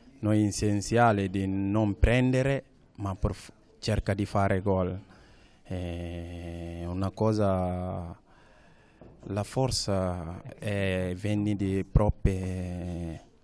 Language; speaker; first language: Italian; non-native, learner; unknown